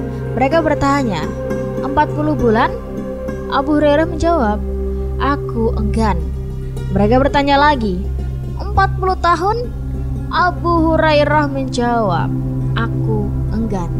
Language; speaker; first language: Indonesian; native; Indonesian